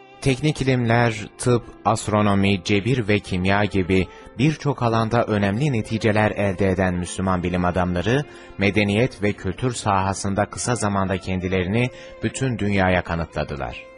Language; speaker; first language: Turkish; native; Turkish